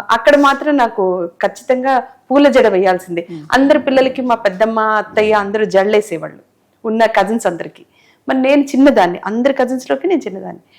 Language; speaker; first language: Telugu; native; Telugu